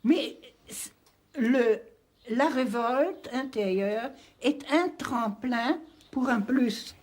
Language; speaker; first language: French; non-native, fluent; Hungarian